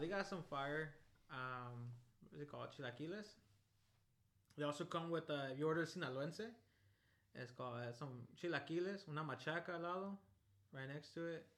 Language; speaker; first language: English; early bilingual, other home language; Spanish